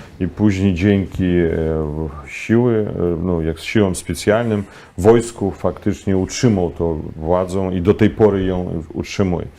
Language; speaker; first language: Polish; non-native, fluent; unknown